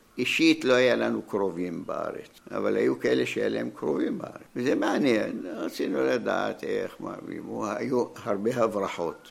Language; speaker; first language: Hebrew; non-native, fluent; Arabic